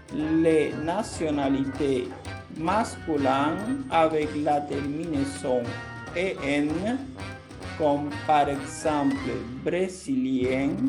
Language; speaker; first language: French; non-native, fluent; Portuguese